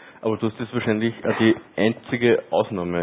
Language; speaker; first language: German; native; German